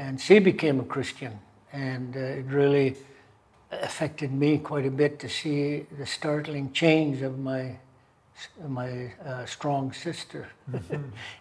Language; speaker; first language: English; native; English